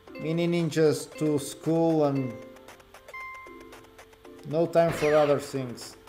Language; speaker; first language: English; non-native, learner; Portuguese